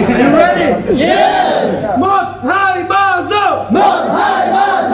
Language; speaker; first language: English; non-native, learner; Vietnamese